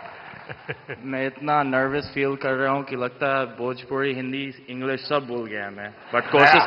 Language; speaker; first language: Hindi; early bilingual, heritage; Bhojpuri